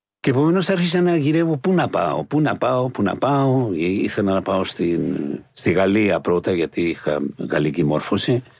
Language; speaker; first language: Greek; non-native, fluent; Spanish